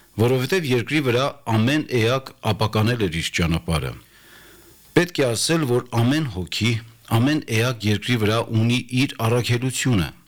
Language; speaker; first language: Armenian; native; Armenian